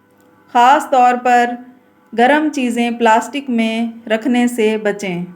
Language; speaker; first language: Urdu; native; Urdu